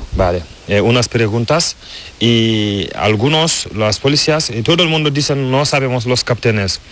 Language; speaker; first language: Spanish; non-native, learner; Fula